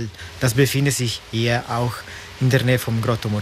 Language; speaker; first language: German; non-native, learner; Italian